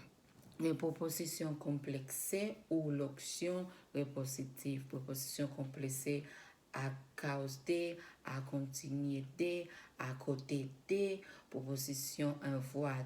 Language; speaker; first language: French; non-native, learner; Spanish